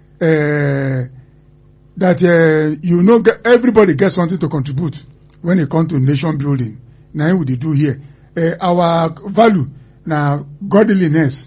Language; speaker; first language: Nigerian Pidgin; non-native, local second language; Igbo